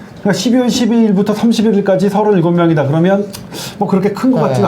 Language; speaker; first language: Korean; native; Korean